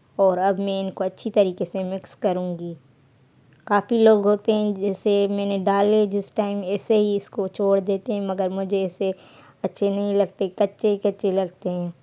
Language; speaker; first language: Urdu; non-native, local second language; Sindhi